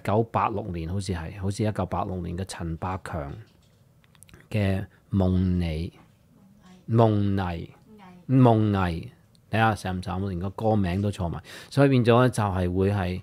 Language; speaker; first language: Cantonese; early bilingual, heritage; Cantonese